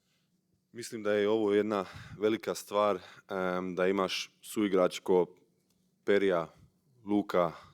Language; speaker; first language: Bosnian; early bilingual, heritage; Bosnian